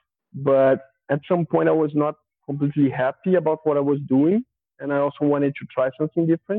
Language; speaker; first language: English; non-native, fluent; Portuguese